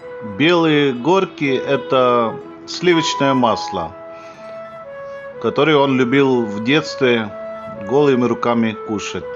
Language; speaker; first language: Russian; non-native, fluent; Hindi